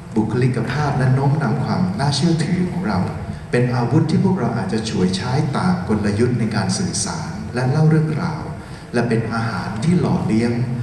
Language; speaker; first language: Thai; native; Thai